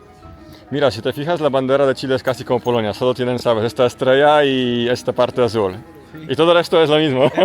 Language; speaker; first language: Spanish; non-native, learner; Polish